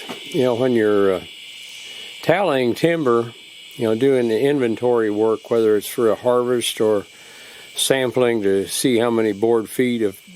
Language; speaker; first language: English; native; English